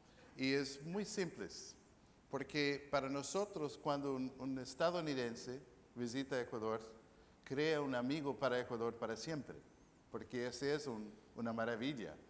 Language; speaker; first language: Spanish; non-native, fluent; English